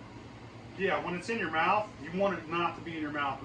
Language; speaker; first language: English; native; English